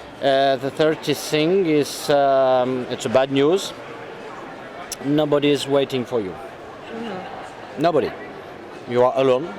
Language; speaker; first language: English; non-native, fluent; French